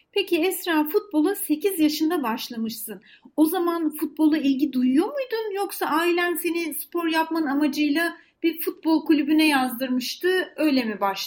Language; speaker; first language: Turkish; native; Turkish